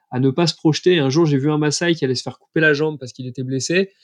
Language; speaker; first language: French; native; French